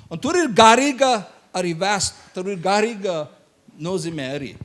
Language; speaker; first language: Latvian; non-native, learner; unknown